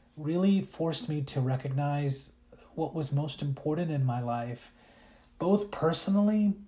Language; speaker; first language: English; early bilingual, other home language; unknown